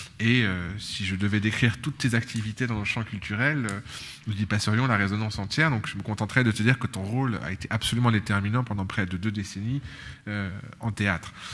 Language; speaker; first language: French; native; French